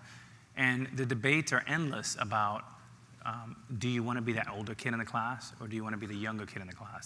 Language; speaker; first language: English; native; English